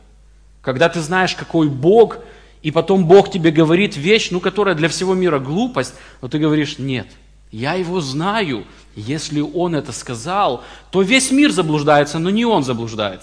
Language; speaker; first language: Russian; native; Russian